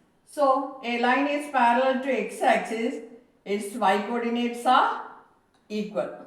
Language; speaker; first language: English; non-native, local second language; Malayalam